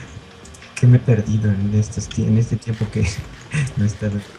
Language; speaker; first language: Spanish; native; Spanish